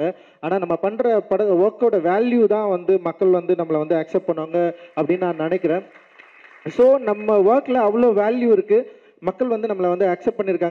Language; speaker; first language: Tamil; native; Tamil